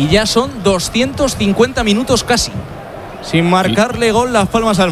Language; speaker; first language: Spanish; native; Spanish